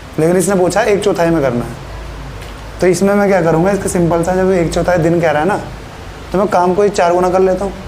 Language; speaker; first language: Hindi; native; Hindi